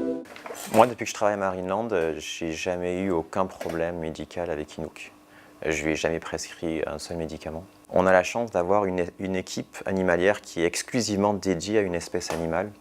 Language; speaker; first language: French; native; French